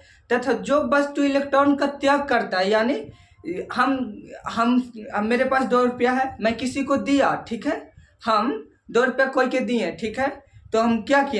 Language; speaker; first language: Hindi; native; Hindi